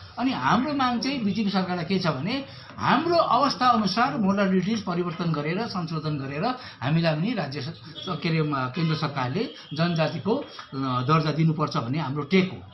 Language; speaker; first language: Nepali; native; Nepali